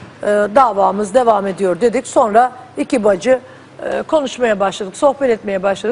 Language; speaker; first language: Turkish; native; Turkish